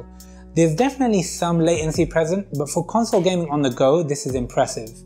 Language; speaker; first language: English; native; English